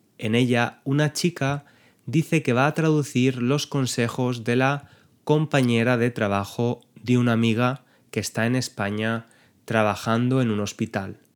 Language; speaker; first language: Spanish; native; Spanish